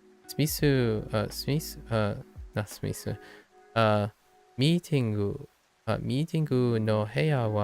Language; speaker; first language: Chinese; non-native, learner; English